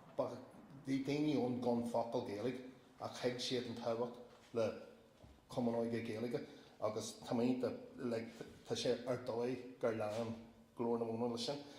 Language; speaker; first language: Irish; non-native, local second language; English